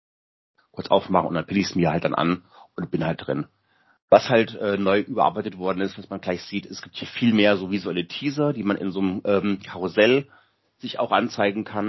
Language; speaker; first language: German; native; German